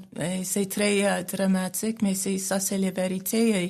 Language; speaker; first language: French; non-native, local second language; English